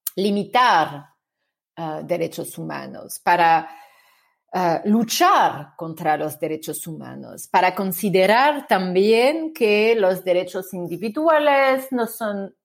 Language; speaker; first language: Spanish; non-native, fluent; French